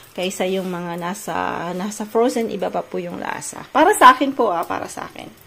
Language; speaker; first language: Filipino; native; Filipino